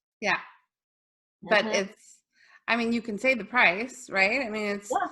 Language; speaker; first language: English; native; English